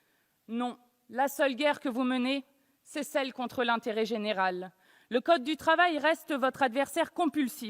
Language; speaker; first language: French; native; French